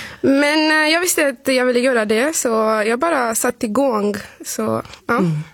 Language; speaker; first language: Swedish; non-native, fluent; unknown